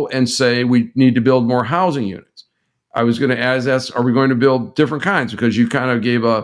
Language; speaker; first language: English; native; English